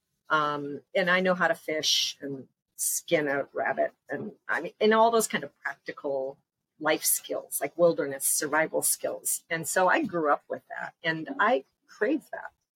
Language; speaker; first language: English; native; English